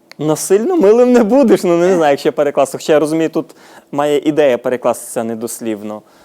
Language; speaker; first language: Ukrainian; native; Ukrainian